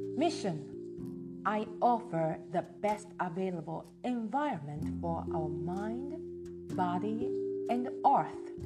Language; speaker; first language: English; non-native, fluent; Japanese